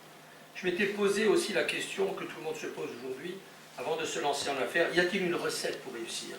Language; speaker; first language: French; native; French